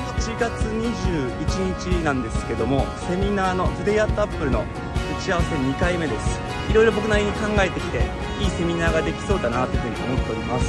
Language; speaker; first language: Japanese; native; Japanese